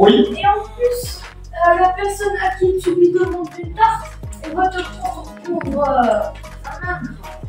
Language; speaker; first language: French; non-native, local second language; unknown